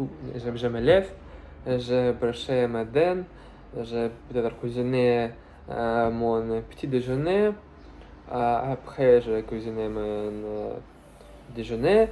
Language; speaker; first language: French; non-native, learner; Russian